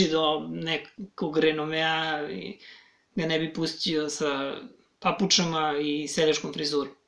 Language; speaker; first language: Serbian; native; Serbian